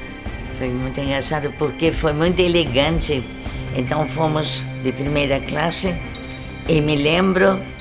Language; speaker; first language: Portuguese; early bilingual, other home language; German